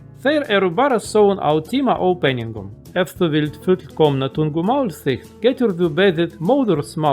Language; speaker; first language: Icelandic; non-native, learner; Russian